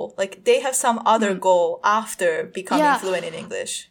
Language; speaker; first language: English; non-native, fluent; Japanese